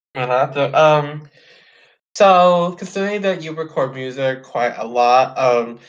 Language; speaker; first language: English; native; English